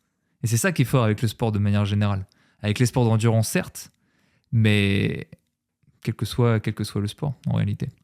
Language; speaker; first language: French; native; French